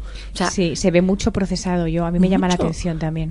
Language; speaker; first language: Spanish; native; Spanish